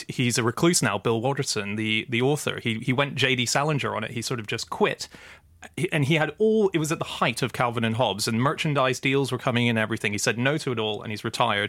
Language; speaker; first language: English; native; English